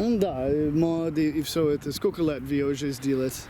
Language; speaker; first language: Russian; non-native, learner; English